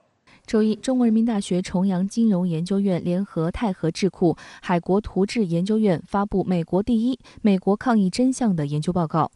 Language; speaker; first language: Chinese; native; Chinese